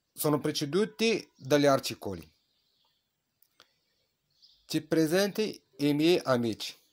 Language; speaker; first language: Italian; non-native, fluent; Arabic